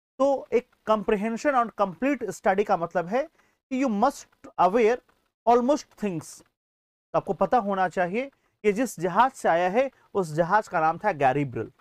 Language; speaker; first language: Hindi; native; Hindi